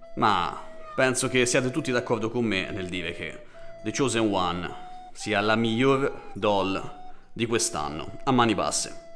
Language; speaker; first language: Italian; native; Italian